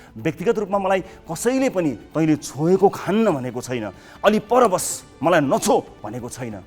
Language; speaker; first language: Nepali; native; Nepali